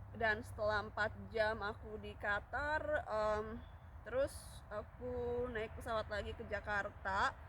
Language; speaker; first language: Indonesian; native; Indonesian